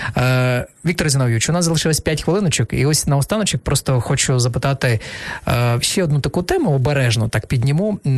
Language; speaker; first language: Ukrainian; non-native, local second language; Russian